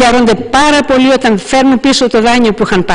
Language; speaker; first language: Greek; native; Greek